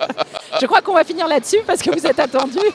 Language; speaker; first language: French; native; French